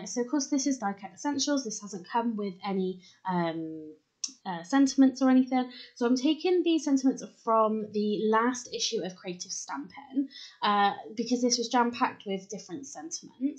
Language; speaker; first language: English; native; English